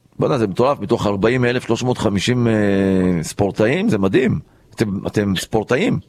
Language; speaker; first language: Hebrew; native; Hebrew